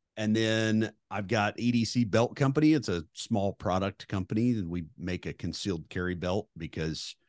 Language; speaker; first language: English; native; English